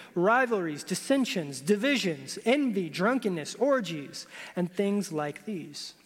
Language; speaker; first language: English; native; English